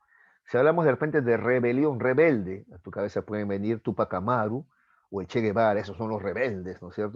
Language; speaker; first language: Spanish; native; Spanish